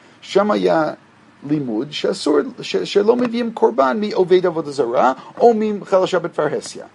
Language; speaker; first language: Hebrew; non-native, fluent; English